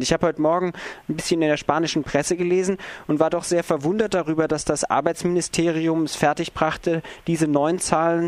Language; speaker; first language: German; native; German